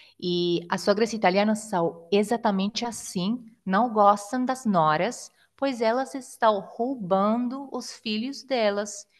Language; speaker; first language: Portuguese; non-native, fluent; Italian